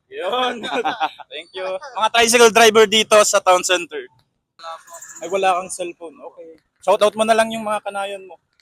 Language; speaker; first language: Filipino; non-native, local second language; Pangasinan